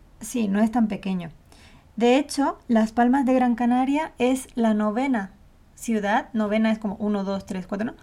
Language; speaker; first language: Spanish; native; Spanish